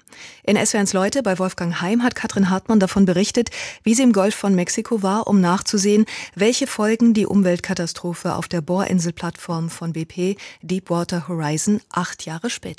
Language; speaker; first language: German; native; German